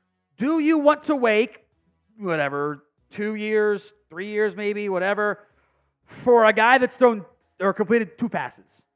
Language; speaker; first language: English; native; English